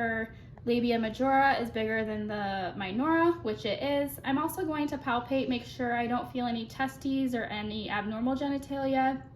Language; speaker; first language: English; native; English